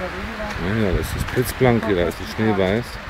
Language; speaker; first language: German; native; German